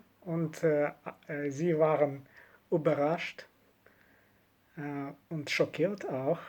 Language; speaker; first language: German; non-native, learner; Russian